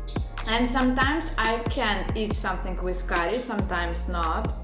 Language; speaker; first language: English; non-native, learner; Russian